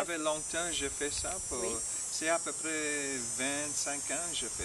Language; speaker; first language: French; non-native, learner; English